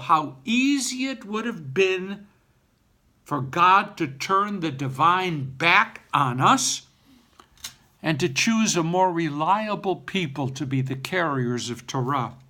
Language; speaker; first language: English; native; English